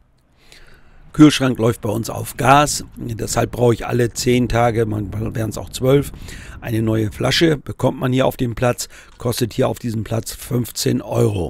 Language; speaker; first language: German; native; German